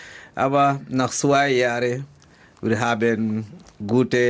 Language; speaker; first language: German; non-native, learner; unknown